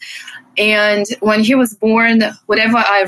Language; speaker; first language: English; non-native, fluent; Russian